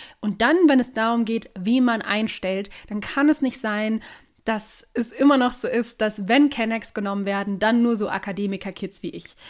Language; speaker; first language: German; native; German